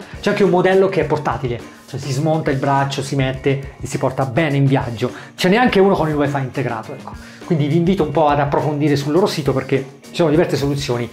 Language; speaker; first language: Italian; native; Italian